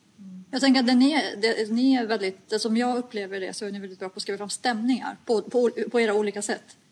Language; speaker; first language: Swedish; early bilingual, other home language; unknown